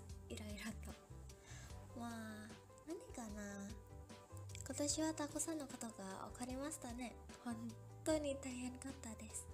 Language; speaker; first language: Japanese; non-native, learner; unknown